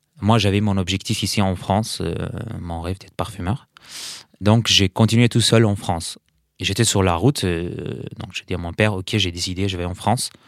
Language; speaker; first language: French; non-native, fluent; Arabic